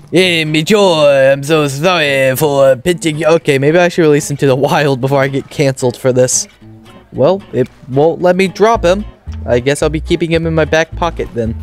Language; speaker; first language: English; native; English